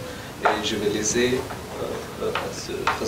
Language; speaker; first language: French; non-native, learner; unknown